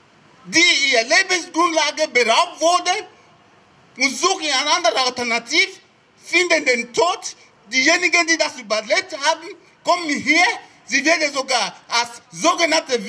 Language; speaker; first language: German; non-native, fluent; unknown